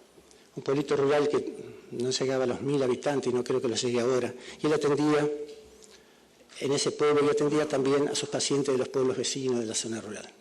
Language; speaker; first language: Spanish; native; Spanish